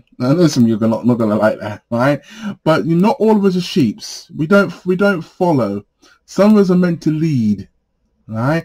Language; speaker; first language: English; native; English